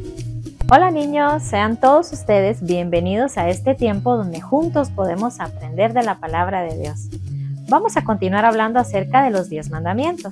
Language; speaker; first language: Spanish; native; Spanish